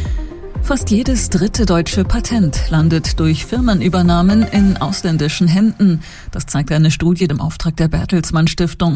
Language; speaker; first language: German; native; German